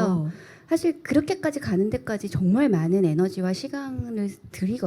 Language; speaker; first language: Korean; native; Korean